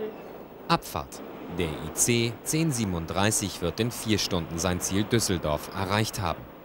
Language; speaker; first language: German; native; German